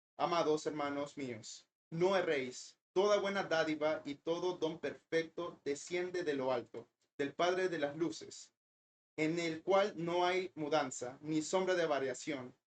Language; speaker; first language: Spanish; early bilingual, heritage; Spanish